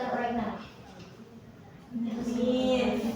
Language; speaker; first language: English; non-native, learner; Indonesian